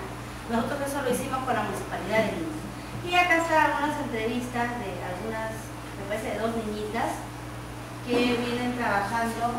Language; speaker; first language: Spanish; native; Spanish